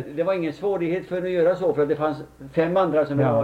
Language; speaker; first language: Swedish; native; Swedish